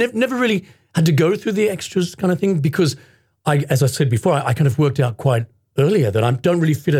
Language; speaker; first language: English; native; English